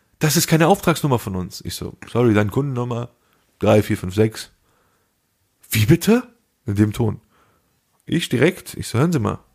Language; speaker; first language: German; early bilingual, other home language; Turkish